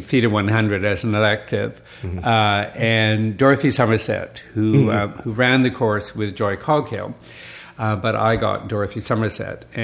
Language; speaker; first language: English; native; English